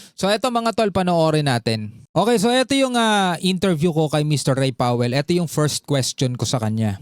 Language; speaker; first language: Filipino; native; Filipino